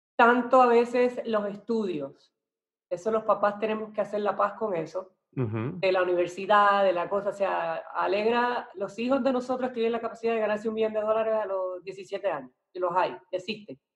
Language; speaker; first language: Spanish; native; Spanish